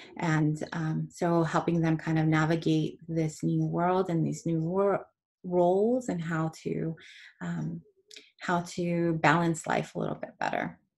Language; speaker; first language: English; early bilingual, other home language; Spanish